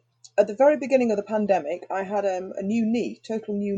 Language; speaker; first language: English; native; English